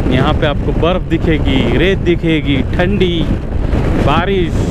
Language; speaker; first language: Hindi; non-native, local second language; Marathi